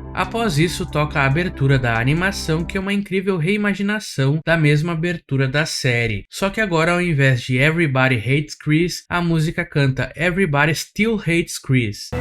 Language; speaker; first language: Portuguese; native; Portuguese